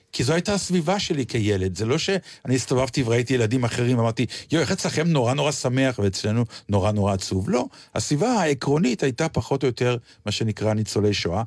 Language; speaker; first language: Hebrew; native; Hebrew